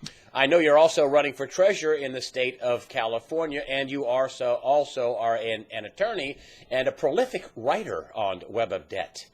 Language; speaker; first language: English; native; English